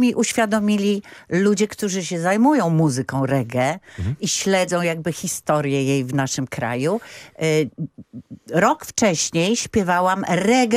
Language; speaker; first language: Polish; native; Polish